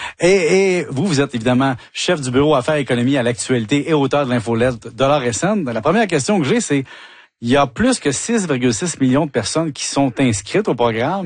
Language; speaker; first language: French; native; French